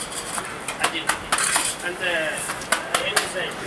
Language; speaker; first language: Arabic; non-native, learner; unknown